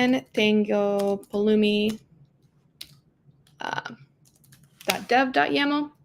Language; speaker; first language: Spanish; non-native, learner; English